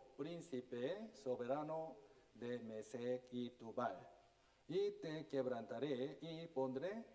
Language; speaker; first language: Spanish; non-native, fluent; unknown